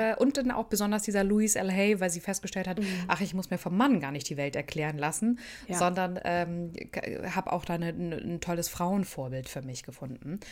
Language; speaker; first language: German; native; German